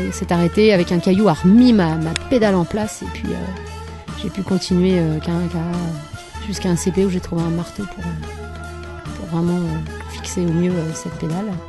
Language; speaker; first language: French; native; French